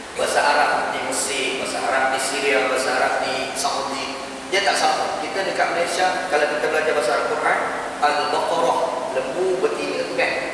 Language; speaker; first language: Malay; native; Malay